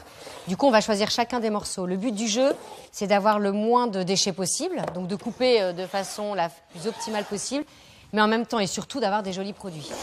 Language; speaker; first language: French; native; French